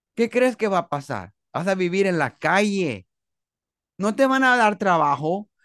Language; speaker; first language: Spanish; early bilingual, heritage; Spanish